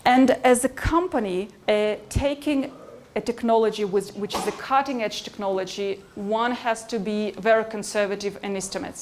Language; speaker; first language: English; non-native, fluent; Hebrew